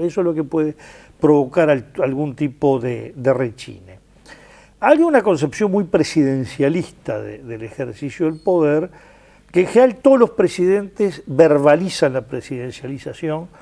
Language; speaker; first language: Spanish; native; Spanish